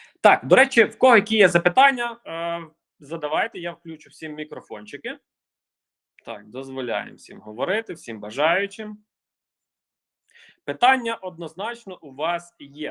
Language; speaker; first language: Ukrainian; native; Ukrainian